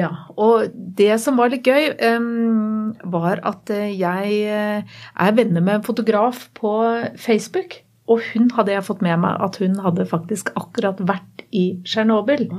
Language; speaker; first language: Norwegian; native; Norwegian